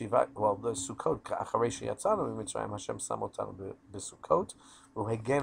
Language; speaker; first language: Hebrew; non-native, fluent; English